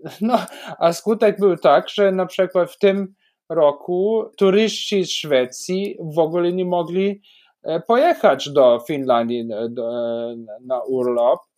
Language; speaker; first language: Polish; non-native, fluent; German